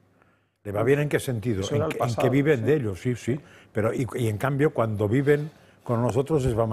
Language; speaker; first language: Spanish; native; Spanish